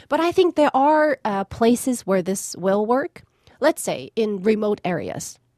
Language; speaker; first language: English; non-native, fluent; Chinese